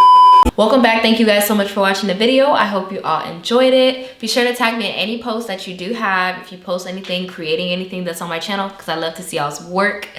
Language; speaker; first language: English; native; English